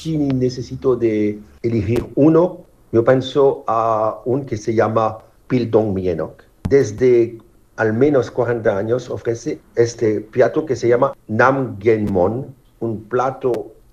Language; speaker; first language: Spanish; non-native, fluent; French